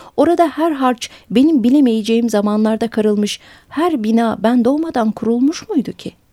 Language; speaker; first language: Turkish; early bilingual, heritage; Turkish